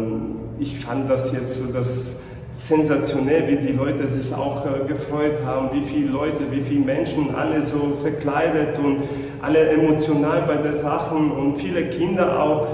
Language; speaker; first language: German; non-native, fluent; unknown